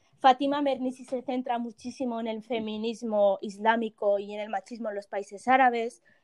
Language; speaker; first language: Spanish; early bilingual, other home language; Arabic